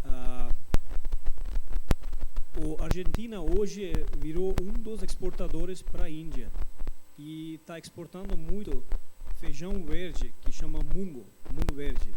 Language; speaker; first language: Portuguese; non-native, fluent; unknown